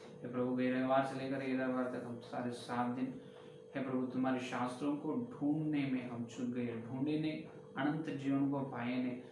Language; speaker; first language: Hindi; non-native, local second language; Telugu